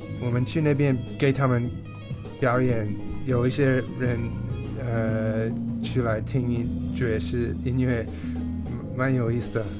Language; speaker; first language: Chinese; non-native, fluent; English